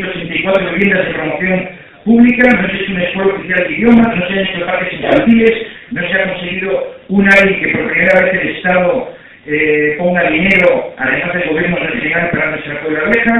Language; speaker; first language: Spanish; native; Spanish